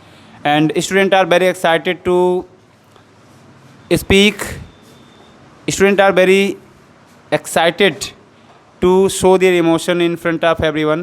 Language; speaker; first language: English; non-native, fluent; Hindi